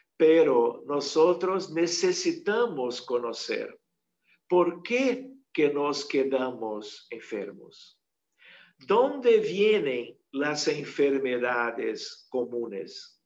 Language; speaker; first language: Spanish; non-native, fluent; Portuguese